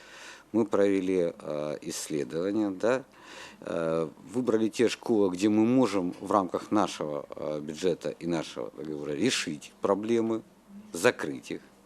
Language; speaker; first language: Russian; native; Russian